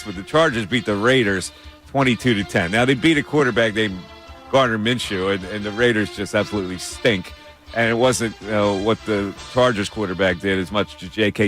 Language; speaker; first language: English; native; English